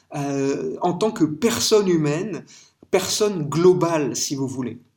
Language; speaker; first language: French; native; French